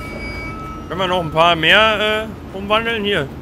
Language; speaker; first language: German; native; German